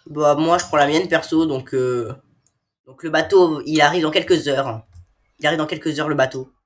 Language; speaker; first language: French; native; French